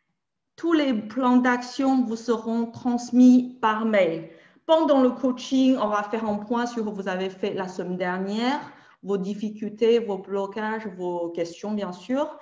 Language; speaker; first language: French; native; French